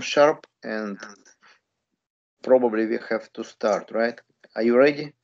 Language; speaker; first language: English; non-native, fluent; Russian